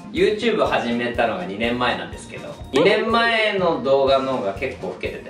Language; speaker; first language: Japanese; native; Japanese